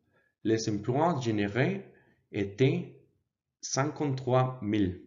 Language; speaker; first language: French; non-native, learner; Spanish